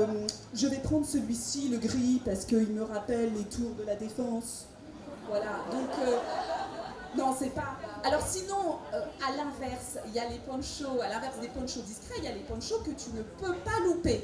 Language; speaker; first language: French; native; French